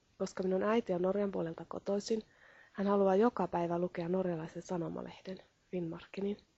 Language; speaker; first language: Finnish; native; Finnish